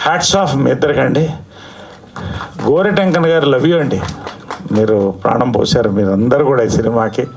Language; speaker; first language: Telugu; native; Telugu